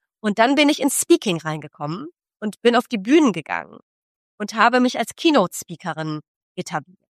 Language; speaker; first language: German; early bilingual, other home language; Polish